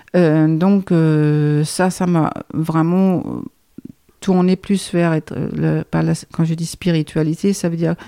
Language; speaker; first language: French; non-native, fluent; Danish